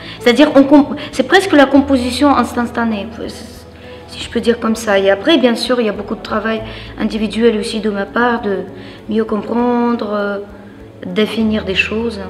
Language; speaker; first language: French; non-native, fluent; Russian